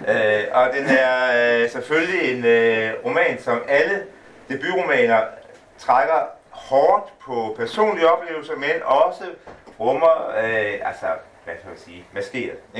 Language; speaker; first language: Danish; native; Danish